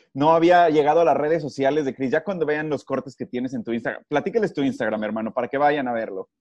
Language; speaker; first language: Spanish; native; Spanish